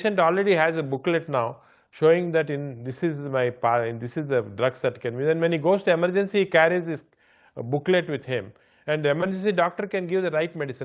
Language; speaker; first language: English; non-native, local second language; Telugu